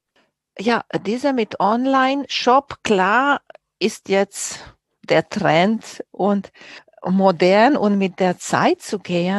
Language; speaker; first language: German; non-native, fluent; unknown